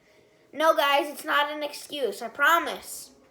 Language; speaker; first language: English; native; English